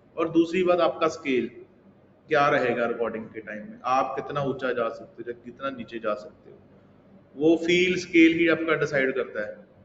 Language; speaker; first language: Hindi; non-native, local second language; Punjabi